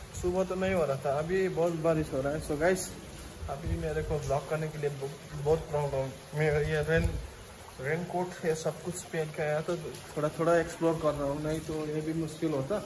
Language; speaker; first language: Hindi; non-native, local second language; Nepali